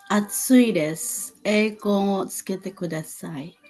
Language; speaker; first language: Japanese; non-native, learner; Filipino